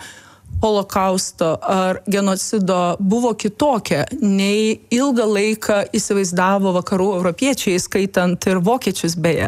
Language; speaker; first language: Lithuanian; native; Lithuanian